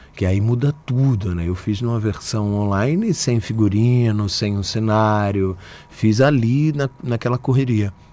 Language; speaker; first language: Portuguese; native; Portuguese